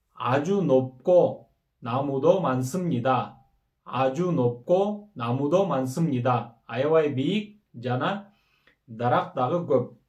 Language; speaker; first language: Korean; non-native, fluent; Kyrgyz